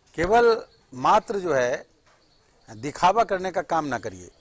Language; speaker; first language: Hindi; native; Hindi